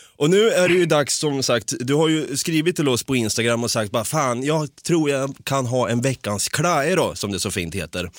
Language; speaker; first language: Swedish; native; Swedish